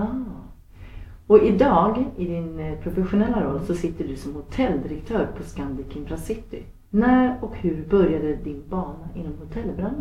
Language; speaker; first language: Swedish; native; Swedish